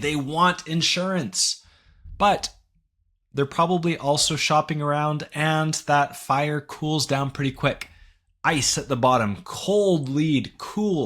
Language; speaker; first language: English; native; English